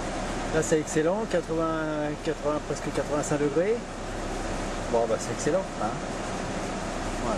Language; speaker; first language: French; native; French